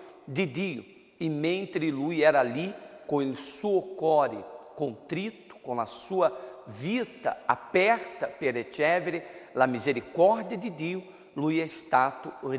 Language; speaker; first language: Italian; non-native, fluent; Portuguese